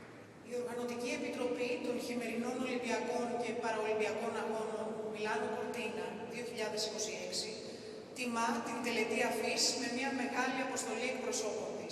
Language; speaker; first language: Greek; native; Greek